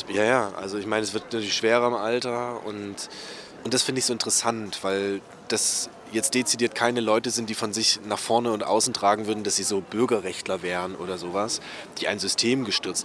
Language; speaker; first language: German; native; German